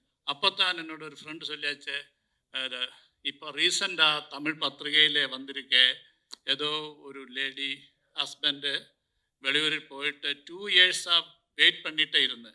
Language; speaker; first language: Tamil; non-native, learner; Malayalam